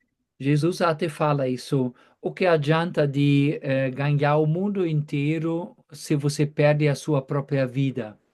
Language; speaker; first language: Portuguese; non-native, fluent; German